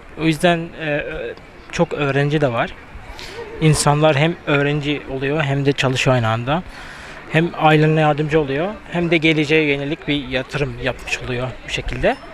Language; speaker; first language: Turkish; non-native, fluent; Adyghe